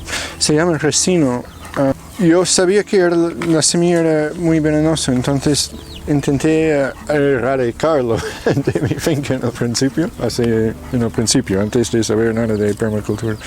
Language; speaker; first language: Spanish; non-native, fluent; English